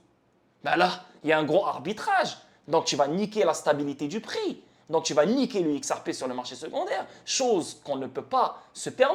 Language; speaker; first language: French; native; French